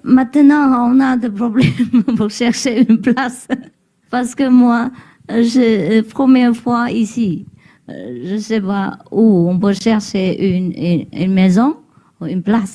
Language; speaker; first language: French; non-native, learner; Vietnamese